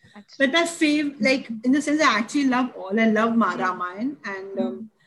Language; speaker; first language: English; non-native, local second language; Tulu